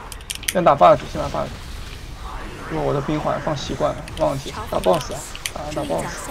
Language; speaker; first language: Chinese; native; Chinese